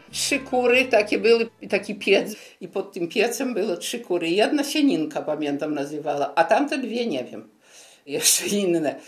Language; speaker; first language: Polish; native; Polish